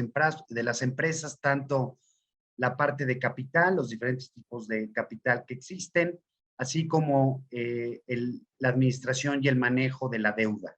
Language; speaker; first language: Spanish; native; Spanish